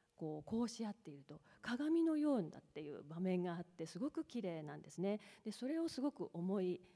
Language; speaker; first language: Japanese; native; Japanese